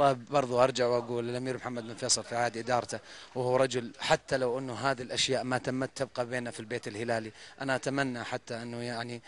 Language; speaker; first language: Arabic; native; Arabic